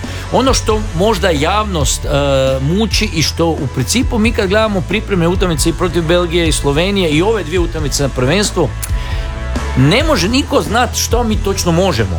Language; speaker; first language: Serbian; native; Serbian